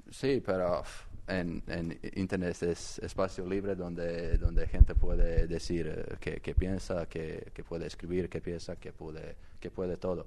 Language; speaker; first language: Spanish; non-native, learner; Croatian